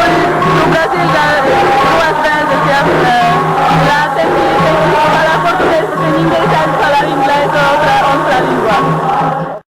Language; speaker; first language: Portuguese; non-native, learner; Italian